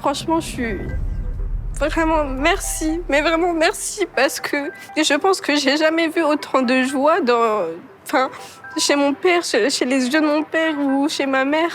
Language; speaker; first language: French; early bilingual, other home language; Tamil